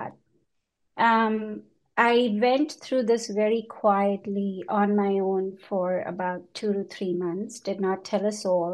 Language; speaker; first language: English; non-native, local second language; Hindi